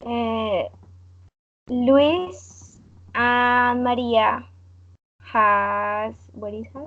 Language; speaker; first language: English; non-native, learner; Spanish